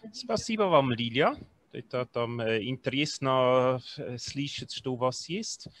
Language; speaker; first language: Russian; non-native, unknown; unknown